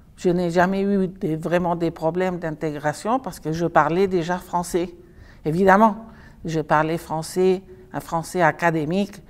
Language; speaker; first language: French; non-native, fluent; Dutch